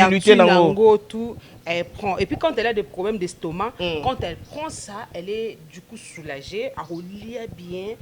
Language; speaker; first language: French; non-native, local second language; Lingala